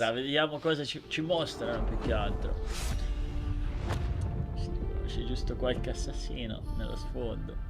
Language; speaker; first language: Italian; native; Italian